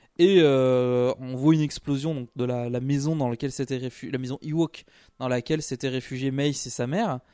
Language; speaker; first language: French; native; French